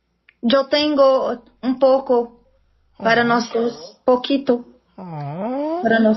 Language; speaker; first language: Spanish; non-native, learner; Portuguese